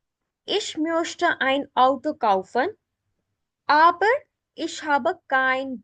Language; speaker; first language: German; non-native, fluent; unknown